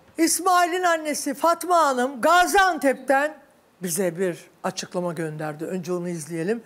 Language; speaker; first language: Turkish; native; Turkish